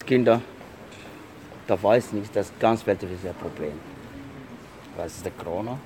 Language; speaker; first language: German; non-native, learner; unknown